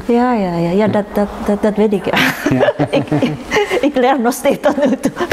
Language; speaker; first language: Dutch; non-native, learner; Indonesian